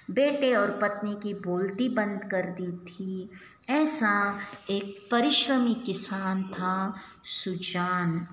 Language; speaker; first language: Hindi; non-native, local second language; Kannada